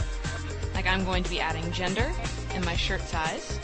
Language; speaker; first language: English; native; English